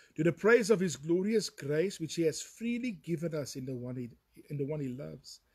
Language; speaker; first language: English; non-native, local second language; Afrikaans